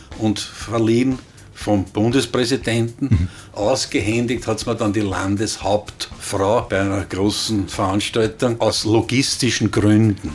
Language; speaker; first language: German; native; German